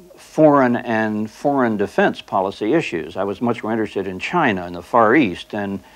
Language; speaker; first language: English; native; English